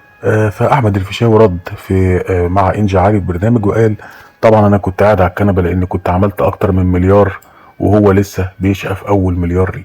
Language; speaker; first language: Arabic; native; Arabic